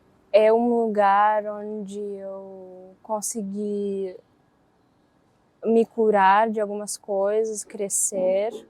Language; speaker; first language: Portuguese; non-native, fluent; Russian